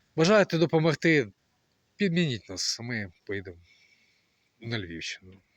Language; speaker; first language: Ukrainian; non-native, local second language; Russian